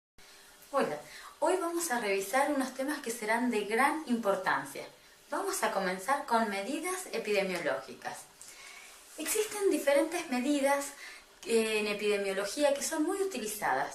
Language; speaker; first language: Spanish; native; Spanish